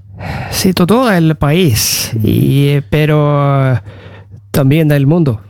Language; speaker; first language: Spanish; non-native, learner; Norwegian